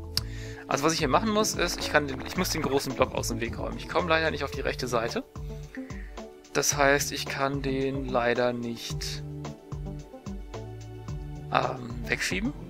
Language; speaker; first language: German; native; German